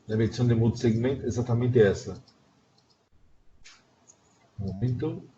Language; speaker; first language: Spanish; non-native, fluent; Portuguese